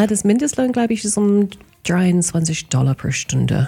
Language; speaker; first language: German; non-native, fluent; English